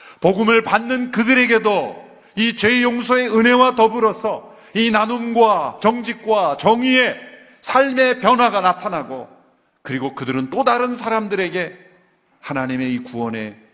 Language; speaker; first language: Korean; native; Korean